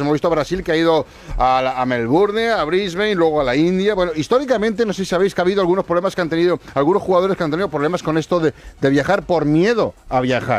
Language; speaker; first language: Spanish; native; Spanish